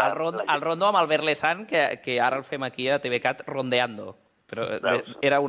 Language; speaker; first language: Catalan; native; Catalan